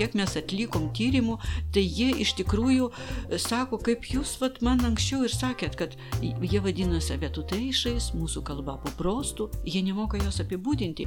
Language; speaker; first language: Lithuanian; non-native, local second language; Polish